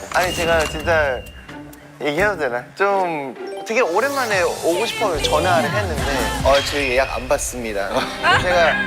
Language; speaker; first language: Korean; non-native, fluent; Thai